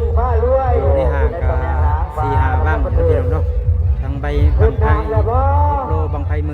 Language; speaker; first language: Thai; non-native, local second language; Lao